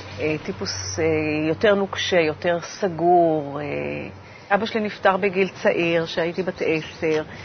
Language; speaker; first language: Hebrew; native; Hebrew